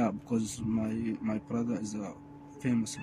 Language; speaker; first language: English; non-native, learner; Arabic